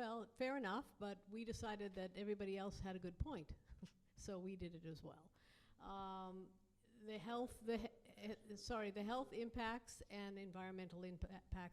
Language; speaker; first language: English; native; English